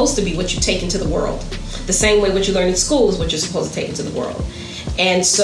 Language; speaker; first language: English; native; English